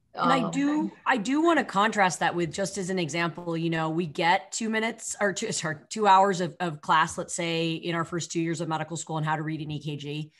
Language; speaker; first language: English; native; English